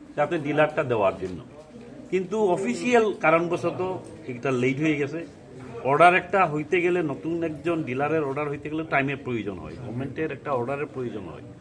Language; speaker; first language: Bangla; native; Bangla